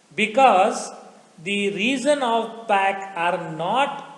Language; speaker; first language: English; non-native, local second language; Marathi